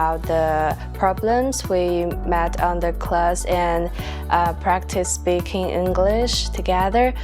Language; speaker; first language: English; non-native, fluent; Chinese